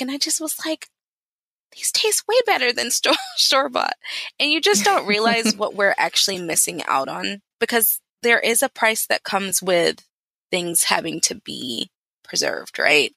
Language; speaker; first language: English; native; English